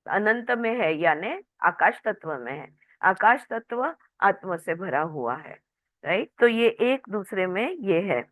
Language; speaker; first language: Hindi; non-native, local second language; Marathi